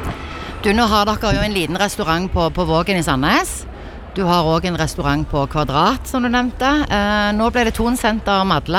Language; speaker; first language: Norwegian; native; Norwegian